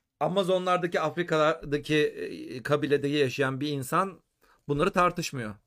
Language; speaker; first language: Turkish; native; Turkish